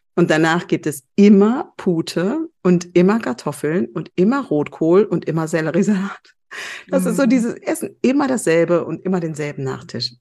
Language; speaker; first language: German; native; German